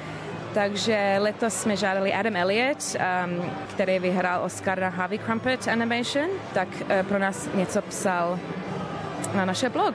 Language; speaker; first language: Czech; early bilingual, heritage; English